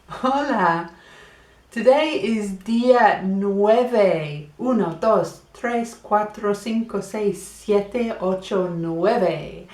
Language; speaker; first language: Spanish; non-native, fluent; English